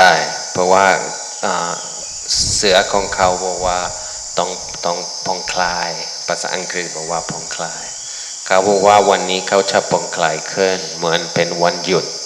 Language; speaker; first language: Thai; non-native, fluent; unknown